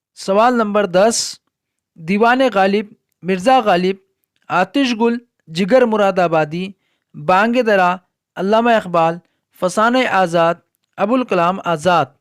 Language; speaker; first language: Urdu; native; Urdu